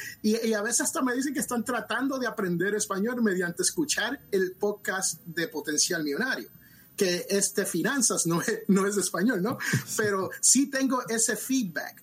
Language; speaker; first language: Spanish; early bilingual, other home language; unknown